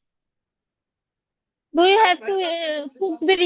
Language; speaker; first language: English; non-native, learner; Hindi